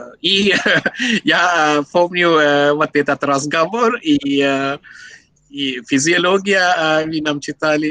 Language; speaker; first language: Russian; non-native, learner; Sinhala